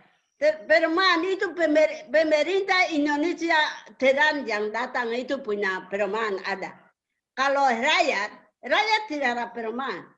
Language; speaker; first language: Indonesian; non-native, local second language; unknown